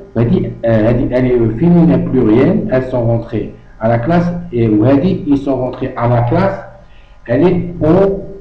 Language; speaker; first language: French; non-native, local second language; Arabic